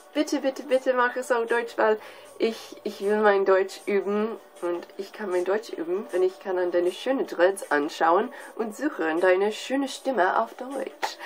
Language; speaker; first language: German; non-native, learner; English